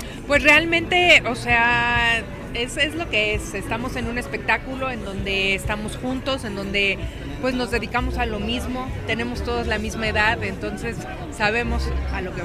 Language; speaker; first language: Spanish; native; Spanish